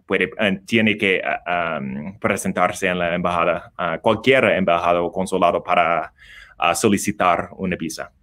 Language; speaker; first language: Spanish; non-native, learner; English